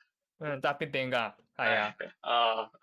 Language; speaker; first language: Chinese; non-native, learner; Japanese